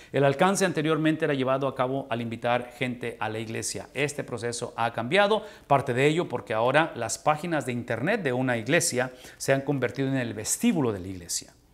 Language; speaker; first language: Spanish; native; Spanish